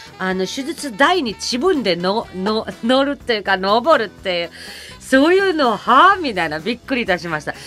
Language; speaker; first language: Japanese; non-native, fluent; German